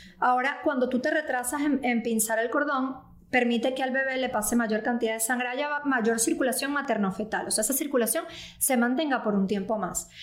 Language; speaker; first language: Spanish; native; Spanish